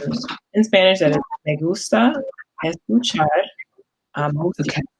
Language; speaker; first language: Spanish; non-native, learner; English